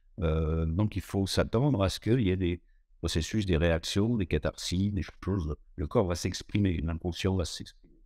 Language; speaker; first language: French; native; French